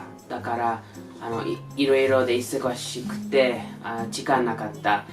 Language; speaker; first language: Japanese; non-native, learner; English